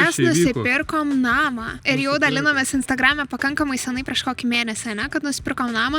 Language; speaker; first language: Lithuanian; native; Lithuanian